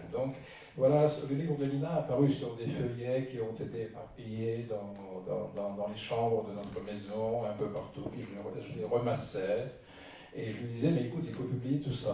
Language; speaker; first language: French; non-native, fluent; Russian